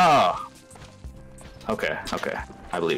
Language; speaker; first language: English; native; English